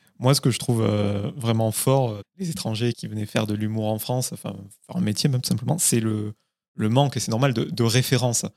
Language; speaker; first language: French; native; French